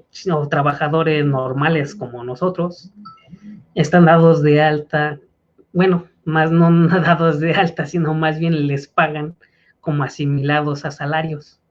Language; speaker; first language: Spanish; native; Spanish